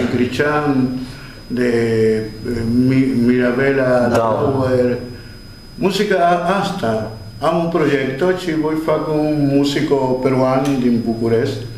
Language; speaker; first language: Romanian; non-native, learner; Spanish